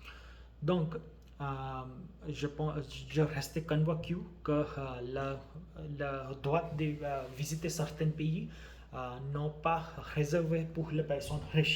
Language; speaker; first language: French; non-native, learner; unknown